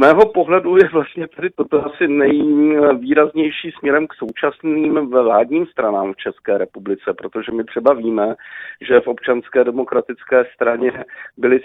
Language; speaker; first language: Czech; native; Czech